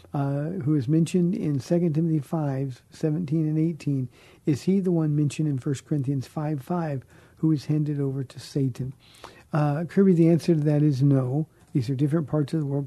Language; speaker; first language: English; native; English